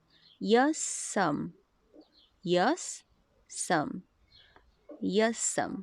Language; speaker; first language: Slovenian; non-native, learner; Chinese